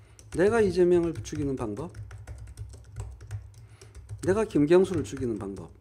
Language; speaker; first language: Korean; native; Korean